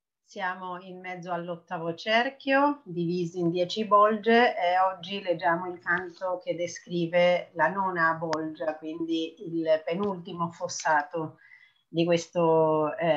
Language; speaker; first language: Italian; non-native, fluent; Spanish